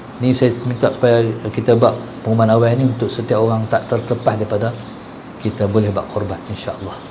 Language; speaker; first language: Malay; native; Malay